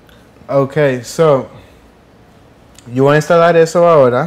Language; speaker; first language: Spanish; early bilingual, heritage; English